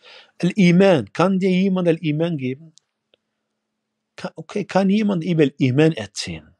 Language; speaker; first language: German; non-native, fluent; Arabic